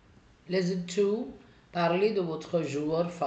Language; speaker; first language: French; non-native, fluent; Tamil